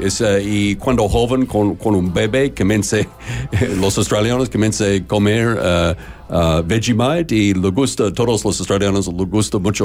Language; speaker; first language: Spanish; non-native, learner; English